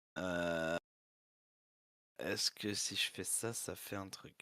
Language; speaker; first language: French; native; French